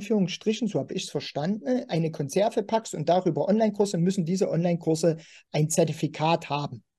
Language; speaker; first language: German; native; German